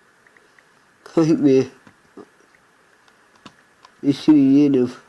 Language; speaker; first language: Irish; non-native, learner; English